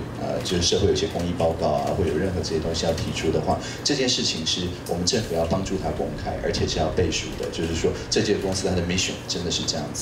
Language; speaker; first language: Chinese; native; Chinese